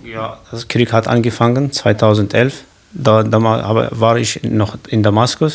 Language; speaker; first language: German; non-native, learner; Kurdish